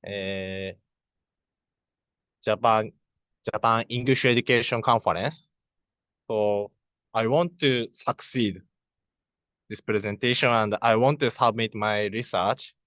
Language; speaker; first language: English; non-native, learner; Japanese